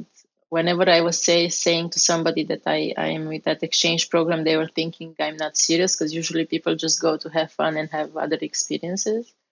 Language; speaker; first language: English; non-native, fluent; Romanian